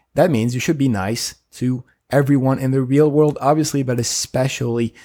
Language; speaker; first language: English; non-native, fluent; French